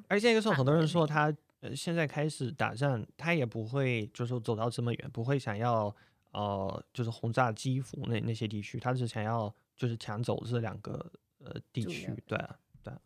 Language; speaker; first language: Chinese; non-native, fluent; Russian